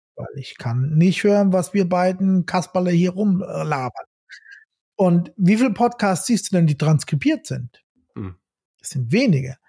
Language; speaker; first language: German; native; German